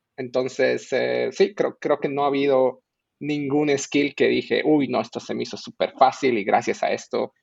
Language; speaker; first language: Spanish; native; Spanish